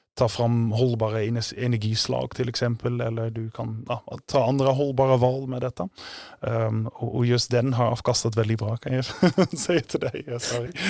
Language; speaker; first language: Swedish; non-native, fluent; Dutch